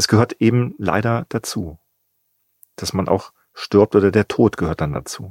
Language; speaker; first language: German; native; German